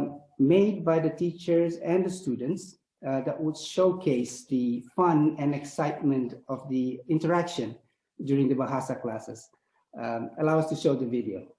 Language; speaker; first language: English; non-native, fluent; Indonesian